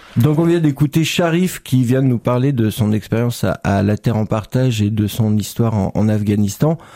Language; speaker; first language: French; native; French